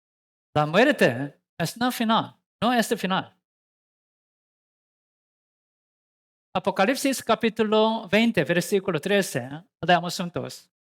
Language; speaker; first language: Spanish; non-native, learner; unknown